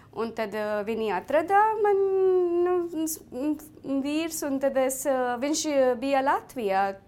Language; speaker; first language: Latvian; non-native, fluent; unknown